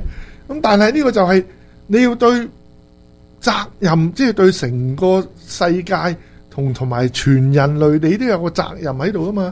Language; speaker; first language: Chinese; native; Chinese